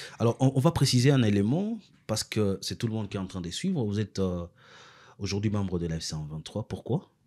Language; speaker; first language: French; non-native, local second language; Swahili